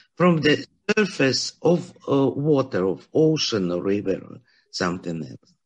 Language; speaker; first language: English; non-native, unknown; Ukrainian